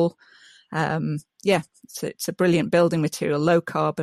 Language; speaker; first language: English; native; English